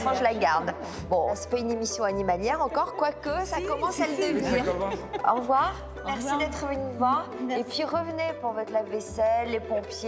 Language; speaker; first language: French; native; French